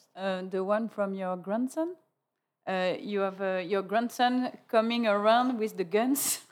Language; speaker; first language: English; non-native, fluent; French